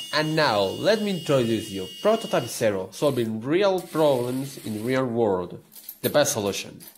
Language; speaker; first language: English; non-native, learner; Spanish